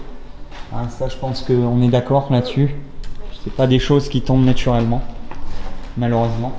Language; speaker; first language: French; native; French